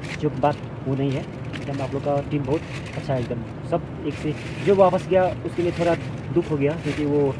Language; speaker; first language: Hindi; non-native, local second language; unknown